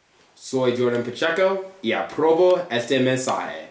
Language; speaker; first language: Spanish; non-native, learner; English